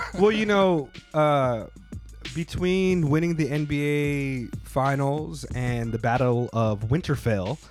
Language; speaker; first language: English; native; English